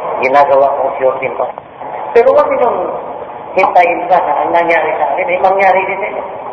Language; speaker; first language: Filipino; non-native, local second language; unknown